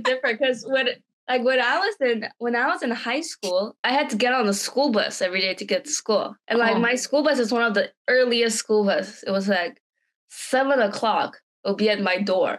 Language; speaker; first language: English; non-native, local second language; Chinese